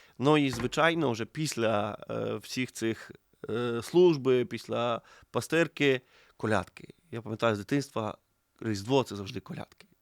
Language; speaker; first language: Ukrainian; native; Ukrainian